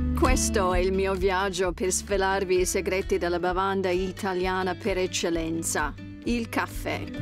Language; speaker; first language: Italian; non-native, fluent; English